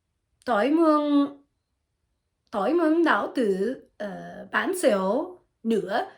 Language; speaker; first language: Vietnamese; non-native, learner; French